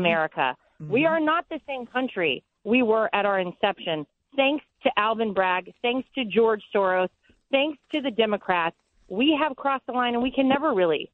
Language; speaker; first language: English; native; English